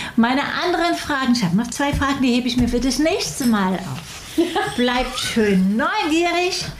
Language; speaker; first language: German; native; German